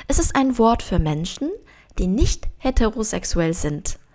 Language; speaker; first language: German; non-native, fluent; Korean